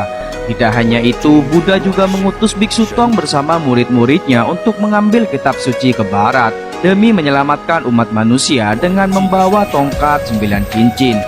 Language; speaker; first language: Indonesian; native; Indonesian